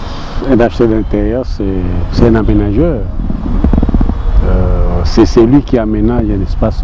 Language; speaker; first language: French; non-native, local second language; Lingala